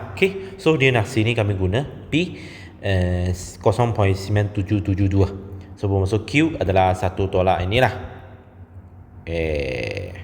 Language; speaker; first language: Malay; non-native, local second language; Chinese